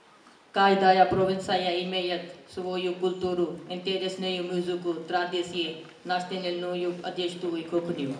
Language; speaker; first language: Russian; non-native, learner; Urdu